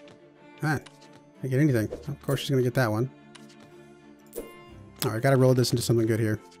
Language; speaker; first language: English; native; English